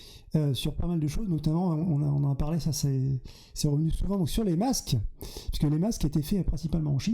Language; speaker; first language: French; native; French